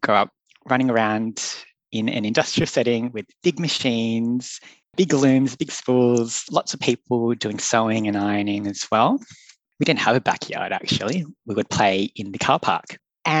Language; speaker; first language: English; native; English